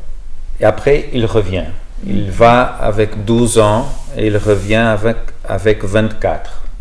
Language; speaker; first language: French; non-native, learner; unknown